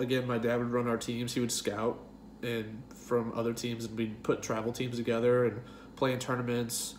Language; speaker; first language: English; native; English